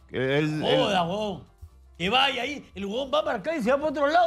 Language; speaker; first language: Spanish; native; Spanish